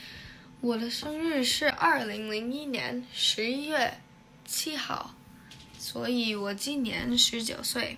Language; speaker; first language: Chinese; non-native, learner; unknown